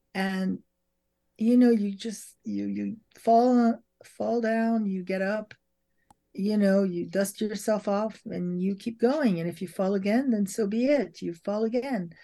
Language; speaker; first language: English; early bilingual, other home language; French